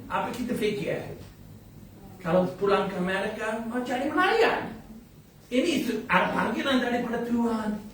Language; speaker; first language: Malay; non-native, fluent; English